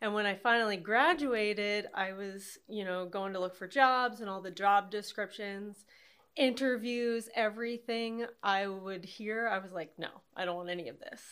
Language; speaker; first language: English; native; English